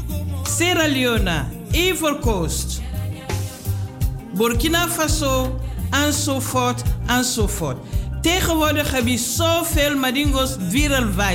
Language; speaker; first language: Dutch; non-native, fluent; Mandingo